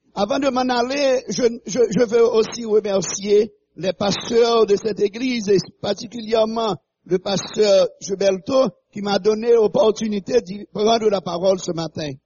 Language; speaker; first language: French; non-native, local second language; Haitian Creole